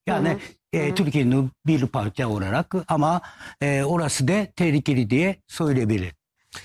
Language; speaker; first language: Turkish; non-native, learner; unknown